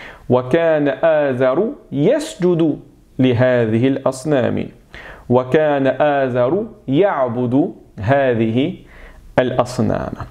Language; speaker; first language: Arabic; non-native, fluent; French